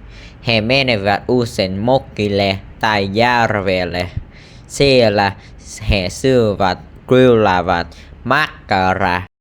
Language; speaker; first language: Finnish; non-native, learner; Vietnamese